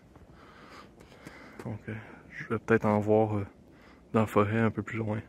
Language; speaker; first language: French; native; French